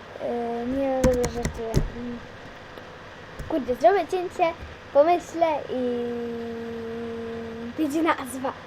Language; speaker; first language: Polish; native; Polish